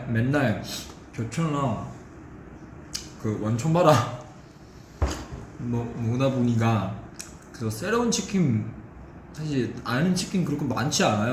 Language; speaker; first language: Korean; non-native, fluent; Chinese